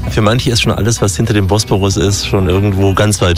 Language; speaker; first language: German; native; German